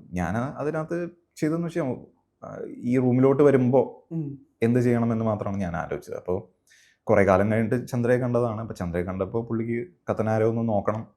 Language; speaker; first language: Malayalam; native; Malayalam